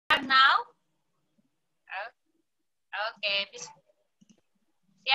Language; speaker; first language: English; non-native, fluent; Indonesian